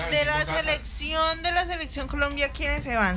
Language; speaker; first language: Spanish; native; Spanish